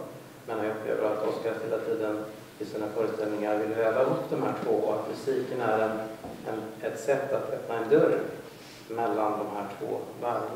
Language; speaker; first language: Swedish; native; Swedish